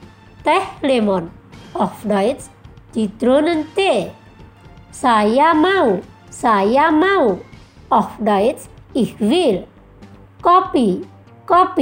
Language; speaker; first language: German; non-native, fluent; Indonesian